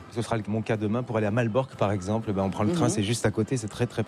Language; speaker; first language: French; native; French